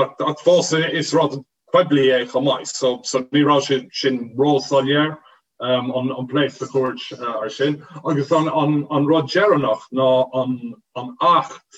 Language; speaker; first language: Irish; non-native, fluent; English